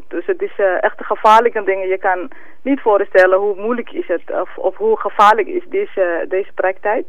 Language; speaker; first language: Dutch; non-native, fluent; Somali